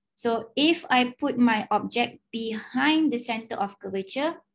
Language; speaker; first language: English; non-native, local second language; Malay